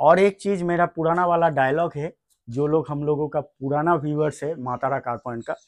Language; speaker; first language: Hindi; non-native, local second language; Bangla